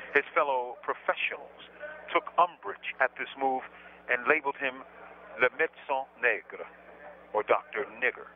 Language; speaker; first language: English; native; English